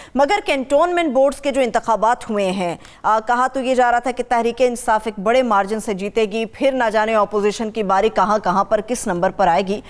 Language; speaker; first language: Urdu; native; Urdu